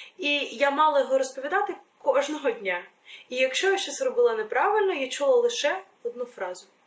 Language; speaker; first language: Ukrainian; non-native, local second language; Russian